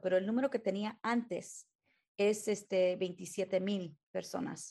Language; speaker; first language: Spanish; early bilingual, heritage; Spanish